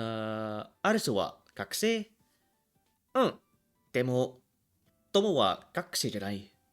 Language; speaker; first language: Japanese; non-native, learner; English